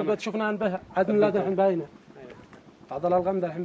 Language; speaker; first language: Arabic; native; Arabic